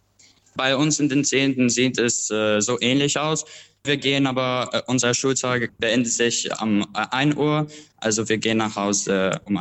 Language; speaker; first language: German; non-native, learner; Albanian